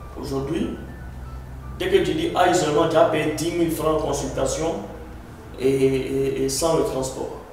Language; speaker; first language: French; non-native, local second language; Arabic